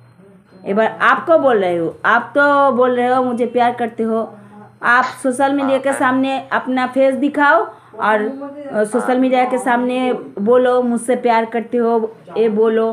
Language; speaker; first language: Hindi; non-native, local second language; Bangla